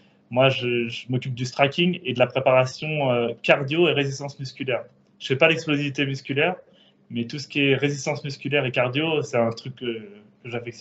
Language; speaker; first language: French; native; French